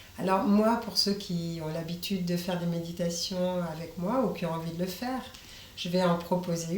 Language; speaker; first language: French; native; French